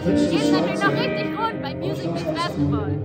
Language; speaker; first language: German; native; German